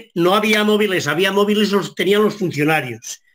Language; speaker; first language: Spanish; native; Spanish